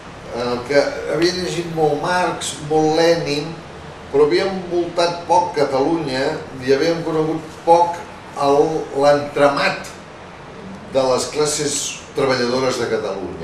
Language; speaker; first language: Catalan; native; Catalan